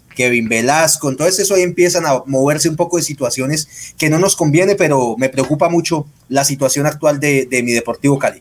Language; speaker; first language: Spanish; native; Spanish